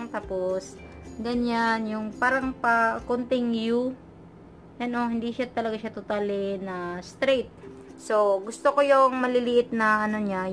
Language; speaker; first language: Filipino; non-native, local second language; Cebuano